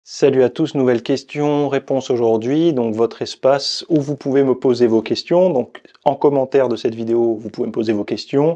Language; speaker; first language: French; native; French